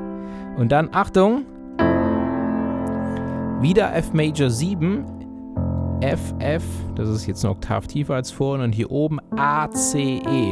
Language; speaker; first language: German; native; German